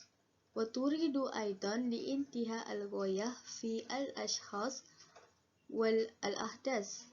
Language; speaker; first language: Arabic; non-native, learner; Malay